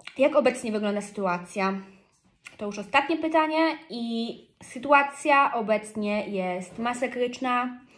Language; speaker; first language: Polish; early bilingual, heritage; Polish